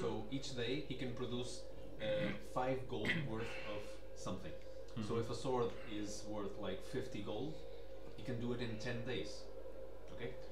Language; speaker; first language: English; non-native, fluent; Portuguese